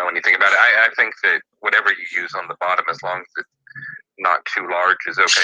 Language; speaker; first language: English; native; English